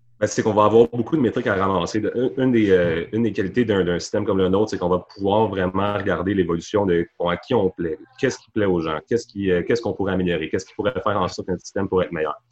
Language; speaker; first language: French; native; French